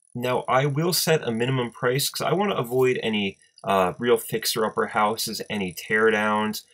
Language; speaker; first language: English; native; English